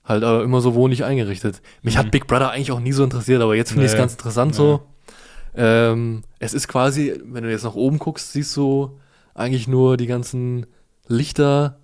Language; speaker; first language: German; native; German